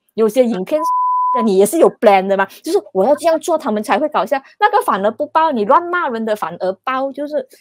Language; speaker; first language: Chinese; non-native, local second language; Cantonese